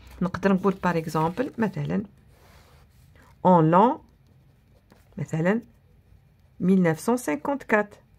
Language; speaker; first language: French; non-native, local second language; Arabic